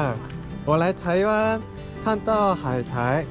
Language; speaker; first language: Chinese; non-native, learner; Korean